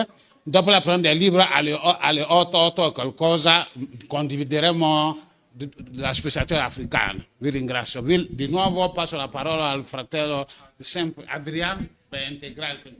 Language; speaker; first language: Italian; non-native, fluent; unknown